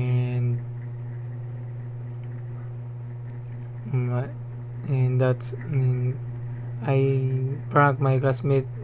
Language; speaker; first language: English; non-native, learner; Cebuano